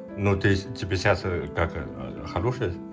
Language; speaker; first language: Russian; non-native, learner; Chinese